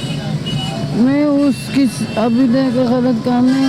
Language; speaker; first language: Hindi; non-native, local second language; Punjabi